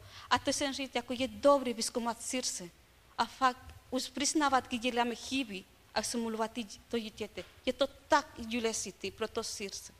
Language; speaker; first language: Czech; non-native, learner; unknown